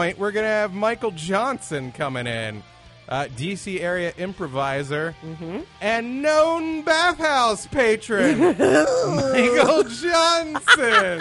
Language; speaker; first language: English; native; English